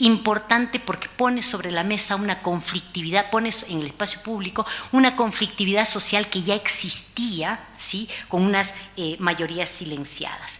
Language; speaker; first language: Spanish; native; Spanish